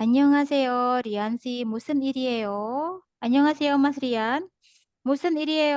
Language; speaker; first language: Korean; non-native, fluent; Indonesian